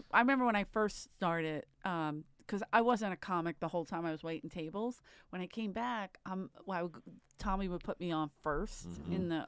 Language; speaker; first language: English; native; English